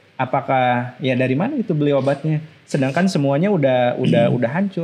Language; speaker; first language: Indonesian; non-native, local second language; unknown